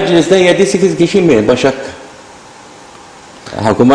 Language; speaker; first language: Turkish; non-native, learner; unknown